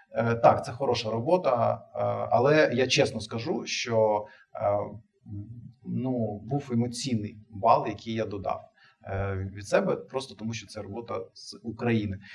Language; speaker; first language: Ukrainian; non-native, local second language; Russian